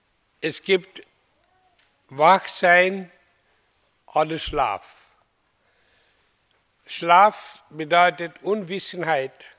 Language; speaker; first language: German; non-native, learner; Hindi